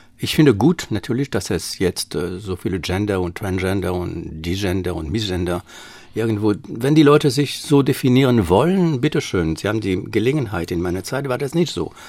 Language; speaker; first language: German; non-native, fluent; French